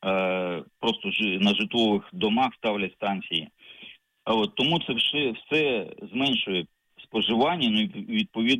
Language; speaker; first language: Ukrainian; native; Ukrainian